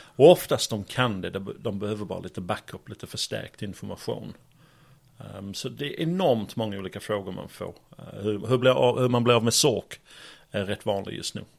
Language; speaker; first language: Swedish; non-native, fluent; English